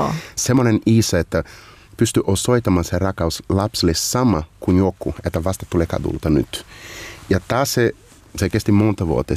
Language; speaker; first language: Finnish; non-native, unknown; Portuguese